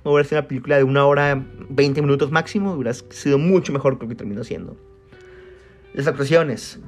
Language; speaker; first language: Spanish; native; Spanish